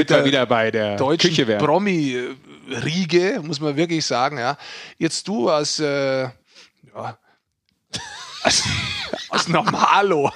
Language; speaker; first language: German; native; German